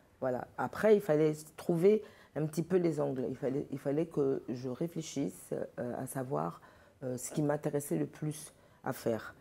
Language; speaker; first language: French; early bilingual, other home language; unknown